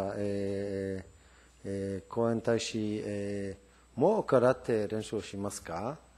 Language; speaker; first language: Japanese; non-native, learner; Hebrew